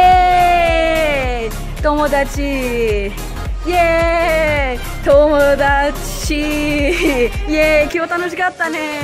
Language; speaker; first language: Japanese; non-native, learner; English